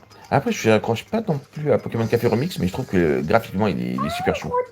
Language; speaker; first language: French; native; French